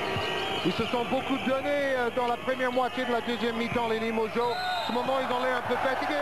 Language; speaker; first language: French; native; French